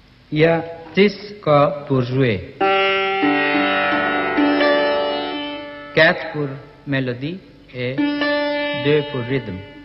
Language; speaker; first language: French; non-native, learner; Bangla